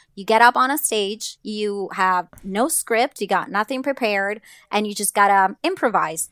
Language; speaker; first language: English; non-native, fluent; Italian